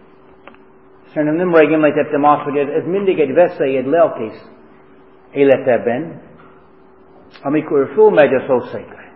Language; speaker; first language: Hungarian; non-native, fluent; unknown